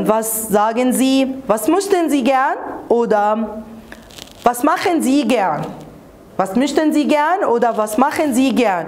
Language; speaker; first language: German; non-native, fluent; Arabic